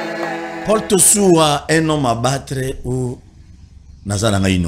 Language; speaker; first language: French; non-native, local second language; Lingala